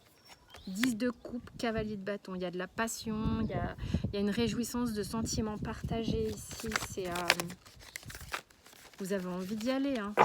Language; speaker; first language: French; native; French